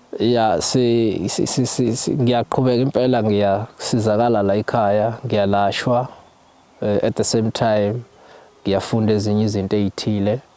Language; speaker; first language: Zulu; native; Zulu